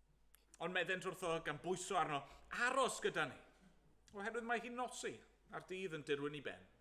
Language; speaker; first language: Welsh; native; Welsh